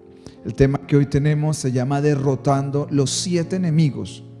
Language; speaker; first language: Spanish; native; Spanish